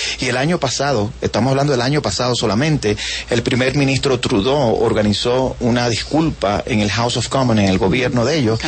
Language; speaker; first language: Spanish; native; Spanish